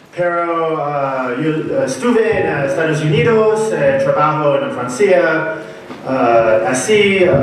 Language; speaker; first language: Spanish; non-native, learner; English